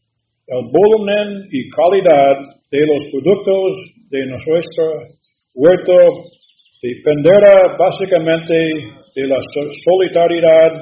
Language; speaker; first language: Spanish; non-native, learner; English